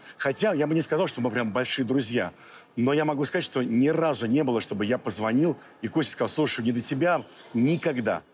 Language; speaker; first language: Russian; native; Russian